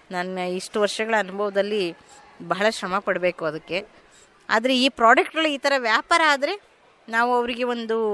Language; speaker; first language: Kannada; native; Kannada